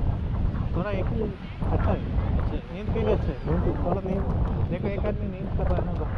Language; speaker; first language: Hindi; non-native, local second language; Malayalam